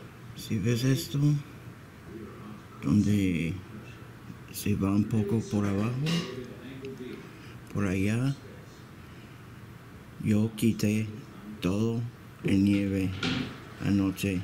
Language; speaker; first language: Spanish; early bilingual, heritage; Spanish